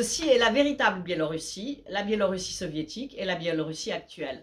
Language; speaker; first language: French; early bilingual, other home language; Polish